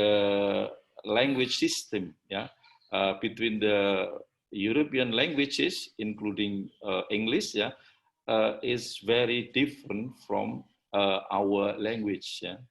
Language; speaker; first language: English; non-native, learner; Indonesian